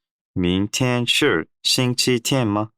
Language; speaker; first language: Chinese; non-native, learner; Korean